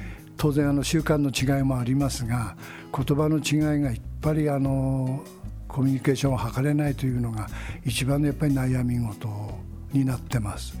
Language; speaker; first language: Japanese; native; Japanese